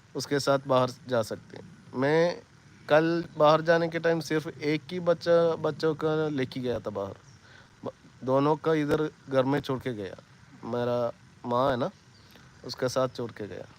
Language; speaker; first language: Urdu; non-native, learner; Malayalam